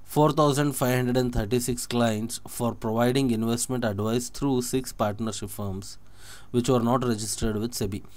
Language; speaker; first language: English; non-native, local second language; Kannada